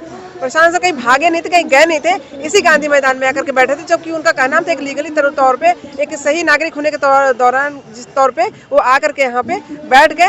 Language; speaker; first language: Hindi; native; Hindi